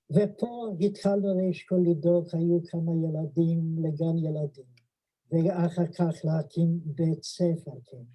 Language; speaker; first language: Hebrew; non-native, fluent; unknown